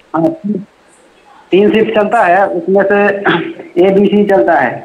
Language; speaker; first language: Hindi; native; Hindi